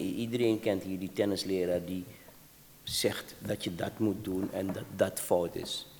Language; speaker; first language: Dutch; native; Dutch